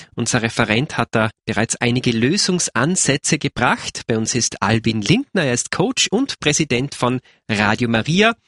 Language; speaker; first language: German; native; German